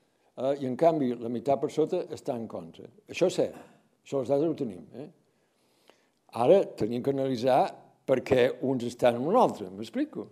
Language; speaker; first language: Catalan; native; Catalan